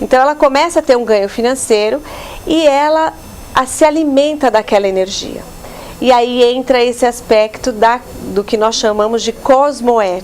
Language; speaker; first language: Portuguese; native; Portuguese